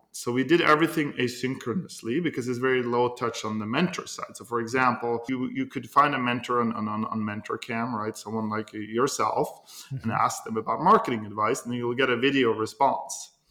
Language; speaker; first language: English; non-native, fluent; Norwegian